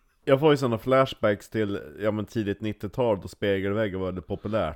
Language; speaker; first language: Swedish; native; Swedish